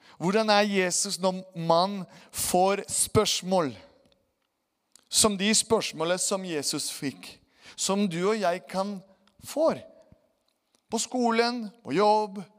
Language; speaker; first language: Norwegian; non-native, fluent; Spanish